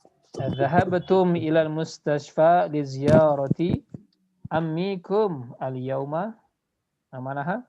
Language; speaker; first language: Arabic; non-native, fluent; Indonesian